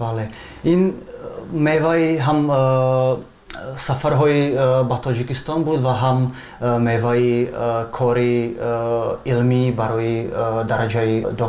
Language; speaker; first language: Persian; non-native, fluent; Slovak